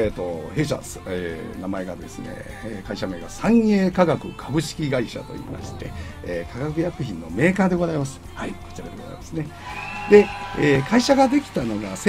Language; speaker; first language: Japanese; native; Japanese